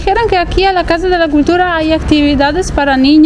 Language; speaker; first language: Spanish; non-native, fluent; Italian